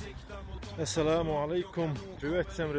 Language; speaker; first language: Russian; non-native, local second language; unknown